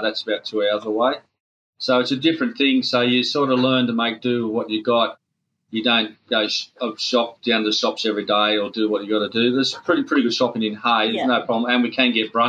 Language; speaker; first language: English; native; English